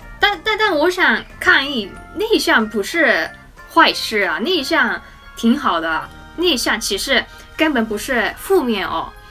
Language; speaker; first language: Chinese; non-native, fluent; Japanese